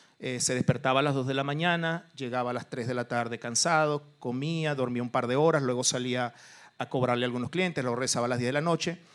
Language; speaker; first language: Spanish; early bilingual, other home language; Portuguese